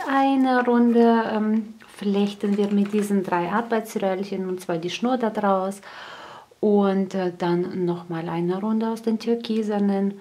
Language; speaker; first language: German; native; German